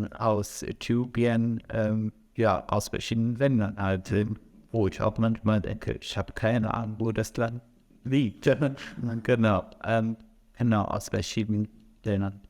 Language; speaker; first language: German; non-native, fluent; Arabic